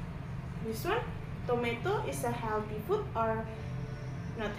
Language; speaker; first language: English; non-native, learner; Indonesian